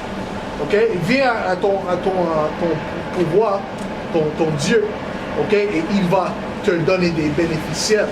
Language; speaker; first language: French; non-native, learner; English